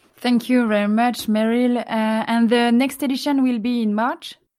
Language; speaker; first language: English; non-native, fluent; French